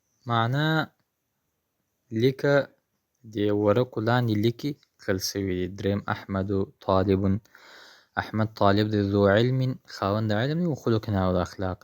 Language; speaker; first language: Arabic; non-native, fluent; Pashto